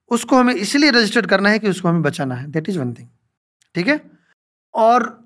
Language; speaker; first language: Hindi; non-native, local second language; Gujarati